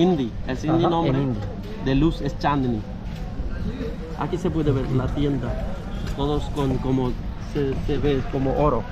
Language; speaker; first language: Spanish; non-native, learner; Hindi